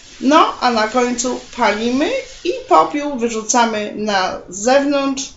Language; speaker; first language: Polish; native; Polish